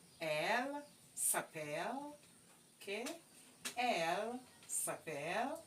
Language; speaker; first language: French; non-native, learner; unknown